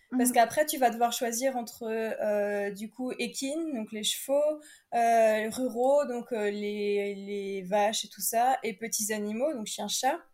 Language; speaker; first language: French; native; French